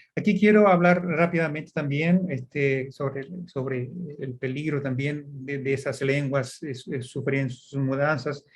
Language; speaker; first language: Spanish; early bilingual, heritage; Portuguese